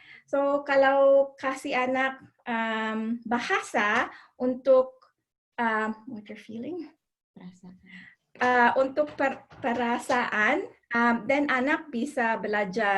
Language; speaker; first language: Indonesian; non-native, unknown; English